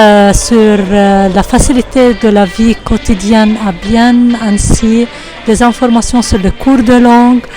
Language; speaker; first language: French; non-native, fluent; Arabic